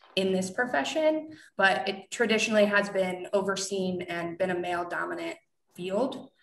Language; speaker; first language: English; native; English